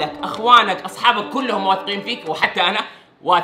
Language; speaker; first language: Arabic; native; Arabic